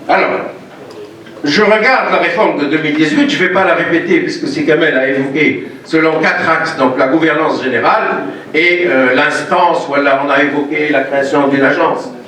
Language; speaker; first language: French; non-native, local second language; Arabic